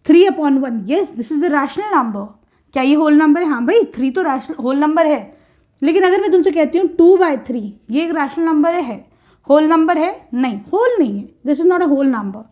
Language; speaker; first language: Hindi; native; Hindi